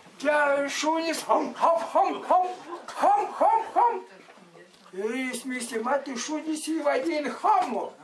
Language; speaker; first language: Lithuanian; native; Lithuanian